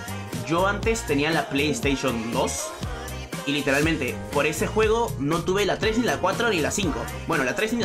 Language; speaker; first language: Spanish; native; Spanish